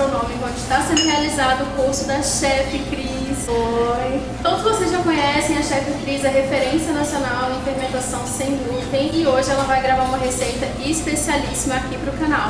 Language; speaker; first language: Portuguese; native; Portuguese